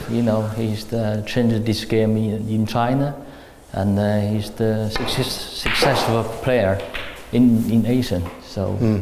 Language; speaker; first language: English; non-native, learner; Chinese